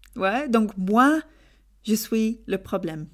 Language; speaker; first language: French; non-native, learner; English